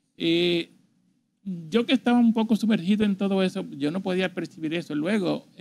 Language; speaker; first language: Spanish; native; Spanish